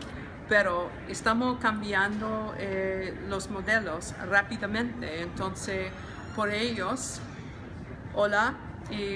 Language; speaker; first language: Spanish; non-native, learner; English